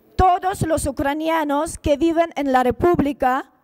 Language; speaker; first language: Spanish; non-native, fluent; Ukrainian